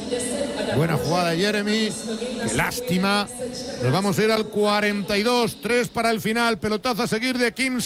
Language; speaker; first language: Spanish; native; Spanish